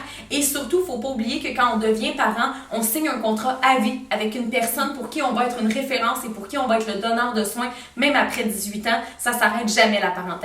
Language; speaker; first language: French; native; French